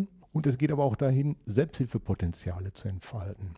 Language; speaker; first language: German; native; German